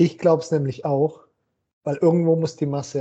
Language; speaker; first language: German; native; German